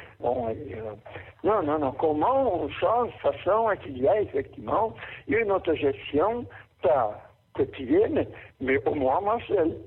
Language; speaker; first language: French; non-native, fluent; Portuguese